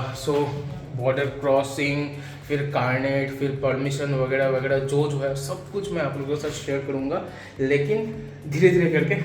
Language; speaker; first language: Hindi; non-native, local second language; Bangla